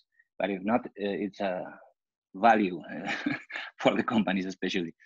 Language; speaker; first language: English; non-native, fluent; Spanish